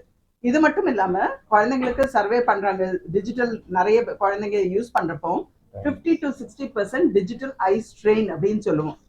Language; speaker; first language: Tamil; native; Tamil